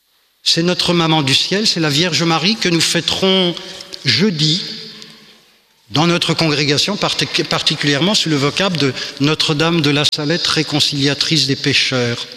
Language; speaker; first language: French; native; French